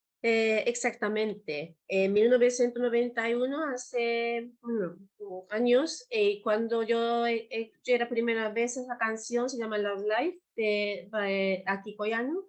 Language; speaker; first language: Spanish; non-native, learner; Japanese